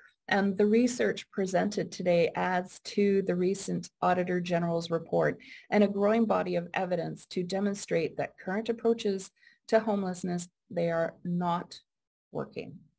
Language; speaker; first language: English; native; English